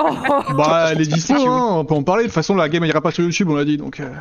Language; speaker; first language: French; native; French